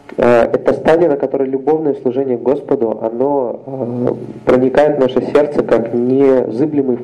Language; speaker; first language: Russian; native; Russian